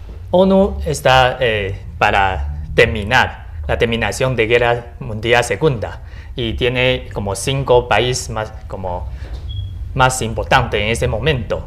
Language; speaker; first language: Spanish; non-native, learner; Chinese